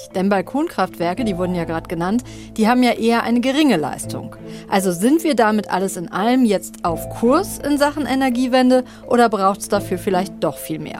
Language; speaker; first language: German; native; German